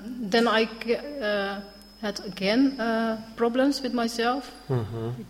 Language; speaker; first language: English; non-native, learner; Dutch